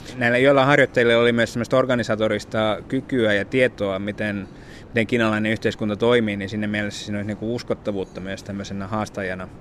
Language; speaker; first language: Finnish; native; Finnish